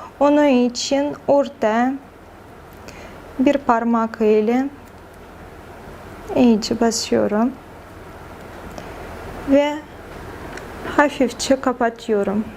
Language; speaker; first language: Turkish; non-native, fluent; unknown